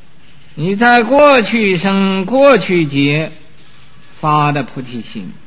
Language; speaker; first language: Chinese; native; Chinese